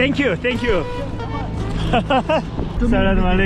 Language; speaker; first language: English; non-native, learner; Korean